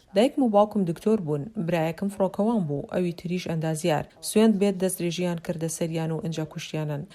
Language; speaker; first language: Central Kurdish; non-native, local second language; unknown